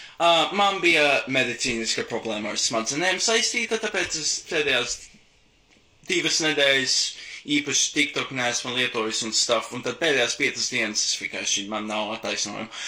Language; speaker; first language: Latvian; non-native, local second language; English